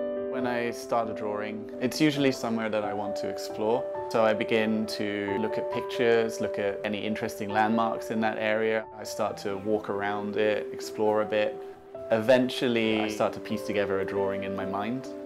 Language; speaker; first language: English; native; English